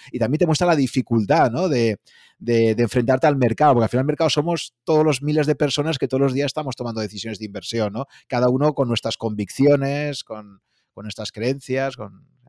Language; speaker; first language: Spanish; native; Spanish